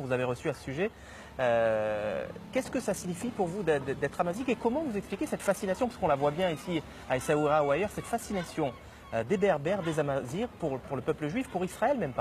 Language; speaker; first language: French; native; French